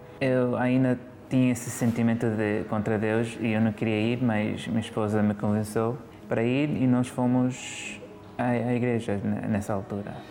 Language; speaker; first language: Portuguese; early bilingual, heritage; Portuguese